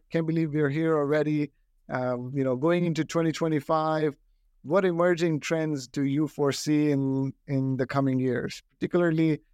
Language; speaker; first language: English; non-native, local second language; Hindi